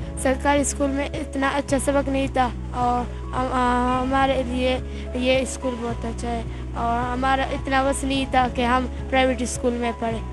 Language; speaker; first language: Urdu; non-native, local second language; Pashto